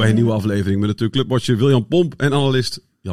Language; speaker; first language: Dutch; native; Dutch